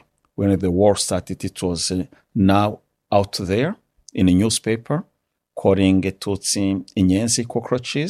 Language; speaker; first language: English; non-native, local second language; Kinyarwanda